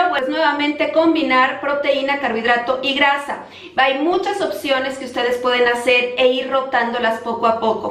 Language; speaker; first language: Spanish; native; Spanish